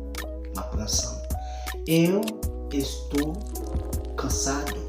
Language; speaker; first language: Portuguese; non-native, fluent; Haitian Creole